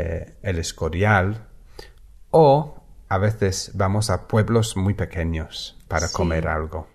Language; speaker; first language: Spanish; non-native, fluent; English